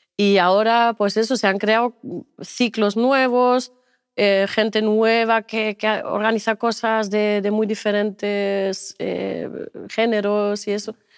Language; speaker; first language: Spanish; non-native, fluent; German